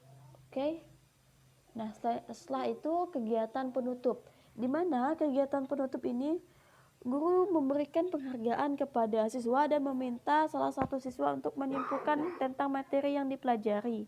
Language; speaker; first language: Indonesian; native; Indonesian